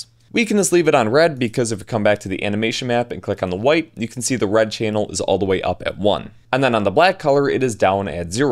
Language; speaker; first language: English; native; English